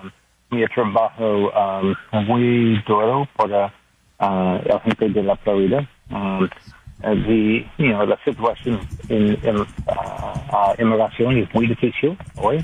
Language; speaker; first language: Spanish; non-native, learner; English